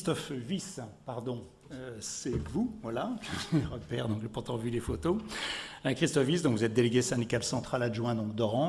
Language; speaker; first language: French; native; French